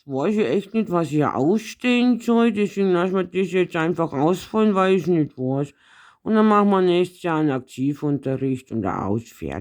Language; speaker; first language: German; native; German